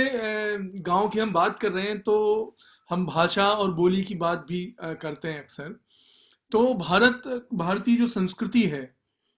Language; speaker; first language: Hindi; native; Hindi